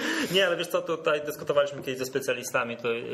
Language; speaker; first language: Polish; native; Polish